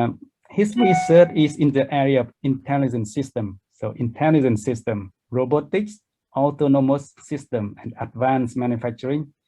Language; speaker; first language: English; non-native, fluent; Vietnamese